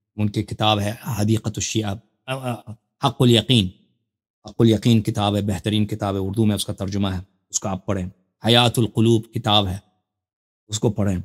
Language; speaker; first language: Urdu; native; Urdu